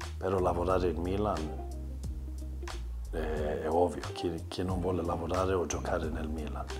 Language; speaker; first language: Italian; non-native, learner; Swedish